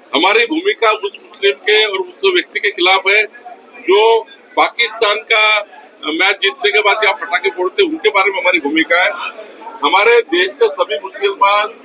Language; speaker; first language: Hindi; non-native, local second language; Marathi